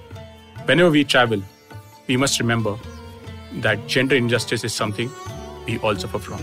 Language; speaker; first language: English; non-native, local second language; Hindi